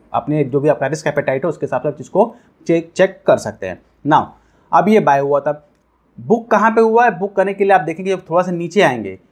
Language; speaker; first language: Hindi; native; Hindi